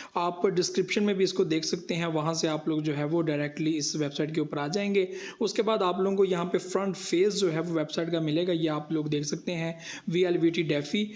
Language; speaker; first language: Urdu; non-native, local second language; Punjabi